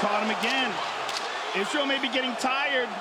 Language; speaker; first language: English; native; English